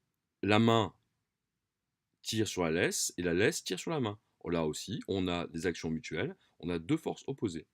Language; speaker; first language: French; native; French